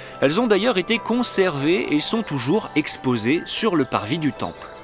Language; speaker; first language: French; native; French